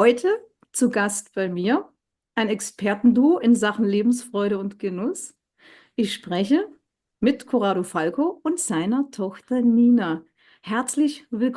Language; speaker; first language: German; native; German